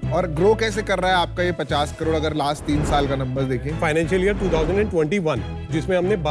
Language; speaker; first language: Hindi; native; Hindi